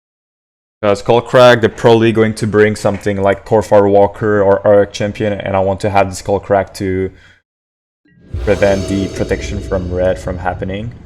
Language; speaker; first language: English; non-native, fluent; French